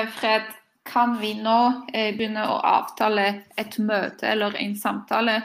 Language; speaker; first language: Norwegian; non-native, fluent; Polish